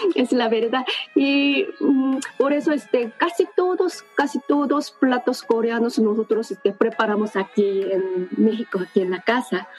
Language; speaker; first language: Spanish; non-native, learner; Korean